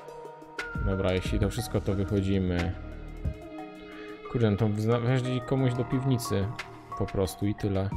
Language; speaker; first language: Polish; native; Polish